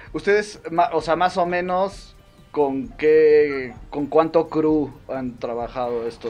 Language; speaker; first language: Spanish; native; Spanish